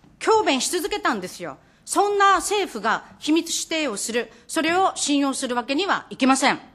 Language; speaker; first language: Japanese; native; Japanese